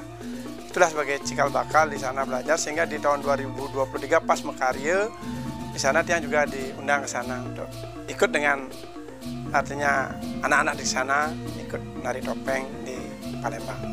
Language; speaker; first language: Indonesian; non-native, local second language; Balinese